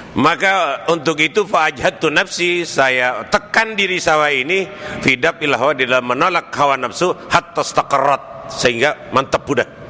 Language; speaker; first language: Indonesian; native; Indonesian